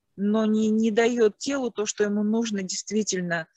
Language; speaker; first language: Russian; native; Russian